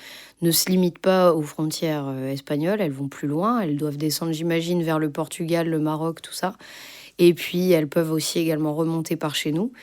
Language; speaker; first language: French; native; French